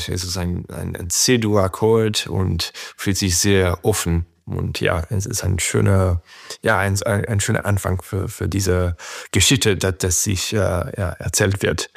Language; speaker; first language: German; non-native, fluent; French